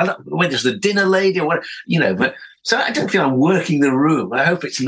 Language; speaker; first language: English; native; English